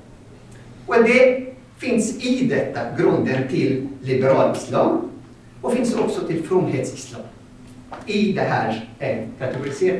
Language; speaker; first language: Swedish; non-native, fluent; Arabic